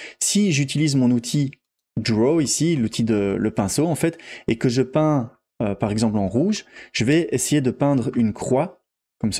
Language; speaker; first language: French; native; French